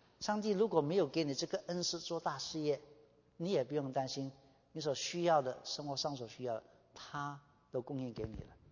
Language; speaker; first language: Chinese; native; Chinese